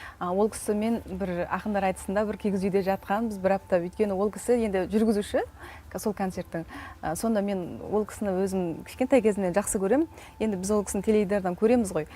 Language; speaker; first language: Kazakh; early bilingual, heritage; Kazakh